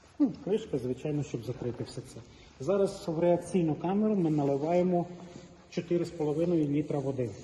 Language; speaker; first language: Ukrainian; native; Ukrainian